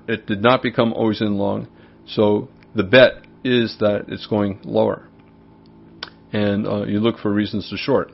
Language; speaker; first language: English; native; English